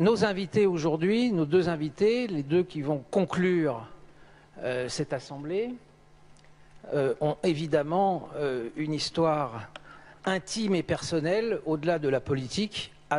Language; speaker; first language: French; native; French